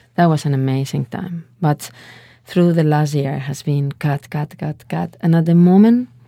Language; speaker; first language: English; non-native, fluent; Spanish